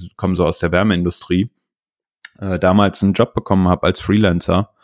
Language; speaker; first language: German; native; German